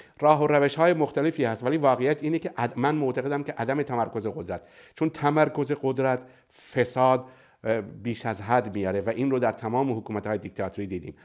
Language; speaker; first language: Persian; non-native, local second language; Baluchi